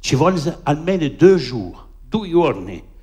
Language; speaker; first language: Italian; early bilingual, heritage; French